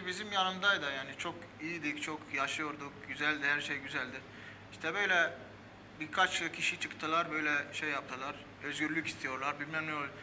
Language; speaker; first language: Turkish; early bilingual, heritage; Armenian